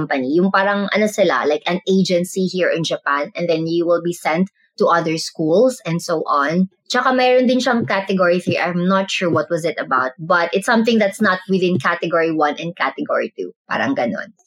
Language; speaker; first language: English; non-native, local second language; Cebuano